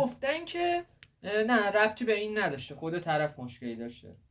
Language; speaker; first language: Persian; native; Persian